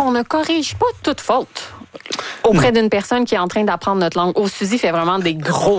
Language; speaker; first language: French; native; French